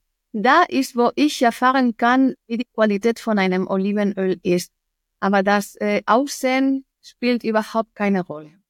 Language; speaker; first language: German; non-native, fluent; Spanish